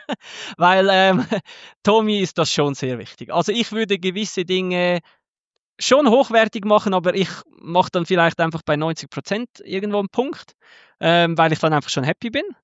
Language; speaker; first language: German; native; German